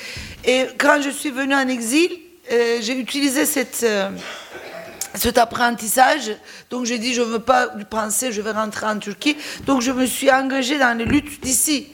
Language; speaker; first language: French; non-native, fluent; Turkish